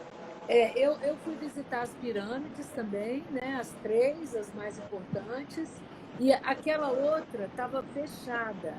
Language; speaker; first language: Portuguese; native; Portuguese